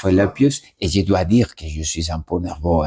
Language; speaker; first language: French; non-native, learner; Spanish